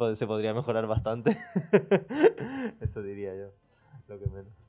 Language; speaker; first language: Spanish; native; Spanish